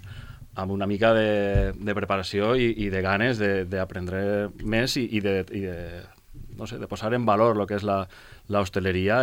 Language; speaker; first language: Catalan; non-native, local second language; Spanish